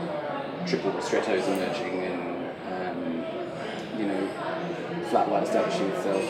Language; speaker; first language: English; native; English